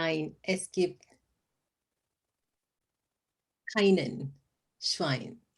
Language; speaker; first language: German; non-native, learner; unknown